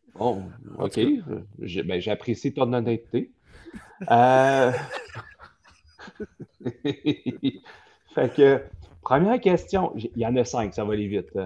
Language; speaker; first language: French; native; French